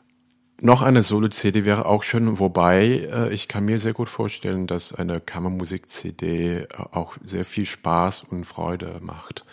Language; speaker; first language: German; non-native, fluent; Cantonese